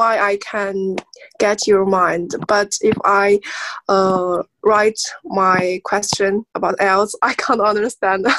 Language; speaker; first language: English; non-native, learner; Chinese